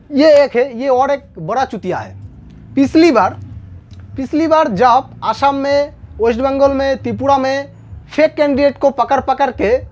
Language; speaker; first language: Hindi; non-native, local second language; Bangla